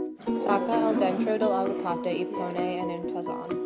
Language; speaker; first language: Spanish; non-native, learner; English